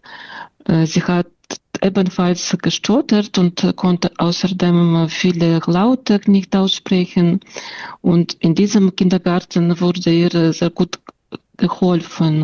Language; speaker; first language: German; non-native, fluent; Russian